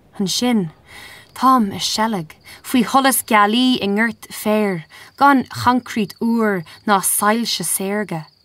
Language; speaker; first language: Irish; non-native, local second language; English